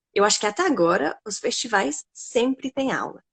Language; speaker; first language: Portuguese; non-native, fluent; English